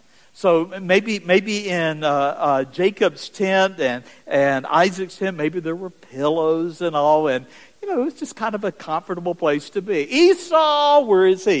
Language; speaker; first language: English; native; English